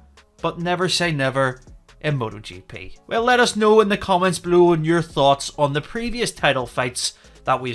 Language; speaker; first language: English; native; English